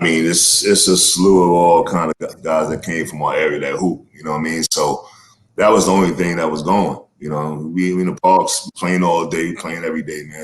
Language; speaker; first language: English; native; English